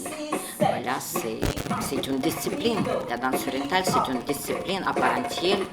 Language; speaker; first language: French; non-native, fluent; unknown